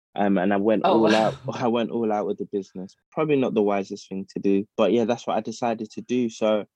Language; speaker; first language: English; native; English